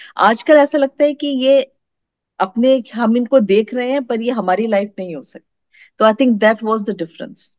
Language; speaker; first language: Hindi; native; Hindi